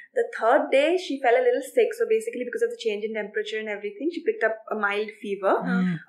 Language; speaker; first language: English; non-native, local second language; Assamese